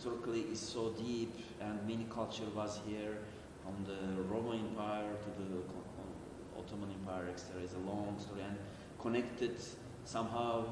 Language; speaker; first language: English; non-native, learner; Turkish